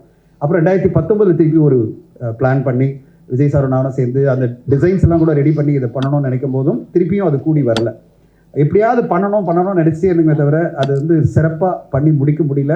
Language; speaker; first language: Tamil; native; Tamil